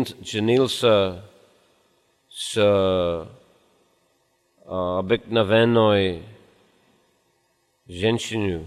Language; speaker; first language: Russian; non-native, fluent; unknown